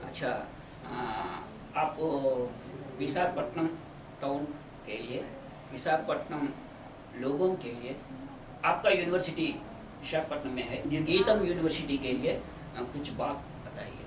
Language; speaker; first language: Hindi; non-native, local second language; Telugu